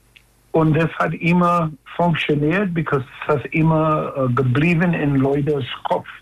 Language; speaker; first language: German; non-native, learner; English